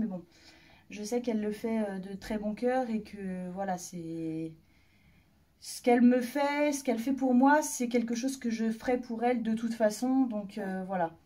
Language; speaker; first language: French; native; French